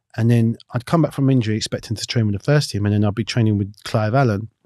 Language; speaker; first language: English; native; English